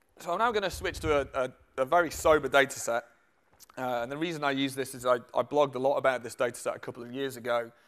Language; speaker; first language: English; native; English